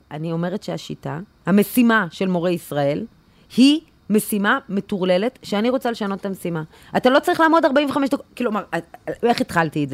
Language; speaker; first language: Hebrew; native; Hebrew